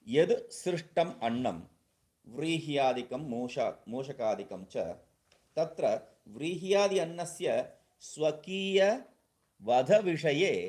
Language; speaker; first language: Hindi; non-native, local second language; Tamil